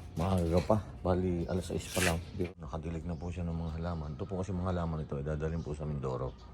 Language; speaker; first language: Filipino; native; Filipino